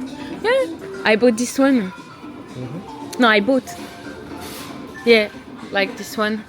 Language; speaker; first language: English; non-native, learner; French